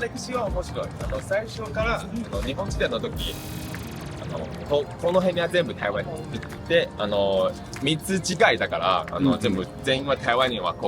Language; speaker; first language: Japanese; non-native, learner; Chinese